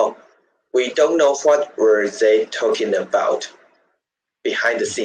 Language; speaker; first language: English; non-native, learner; Chinese